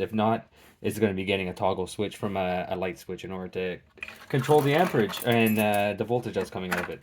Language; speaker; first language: English; native; English